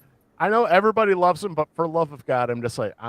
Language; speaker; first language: English; native; English